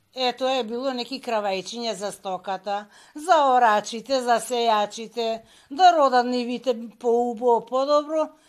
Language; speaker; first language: Macedonian; early bilingual, heritage; Macedonian